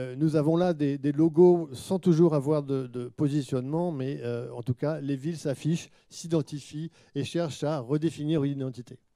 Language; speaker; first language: French; native; French